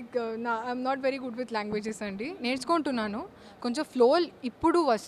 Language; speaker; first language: Telugu; non-native, learner; Kannada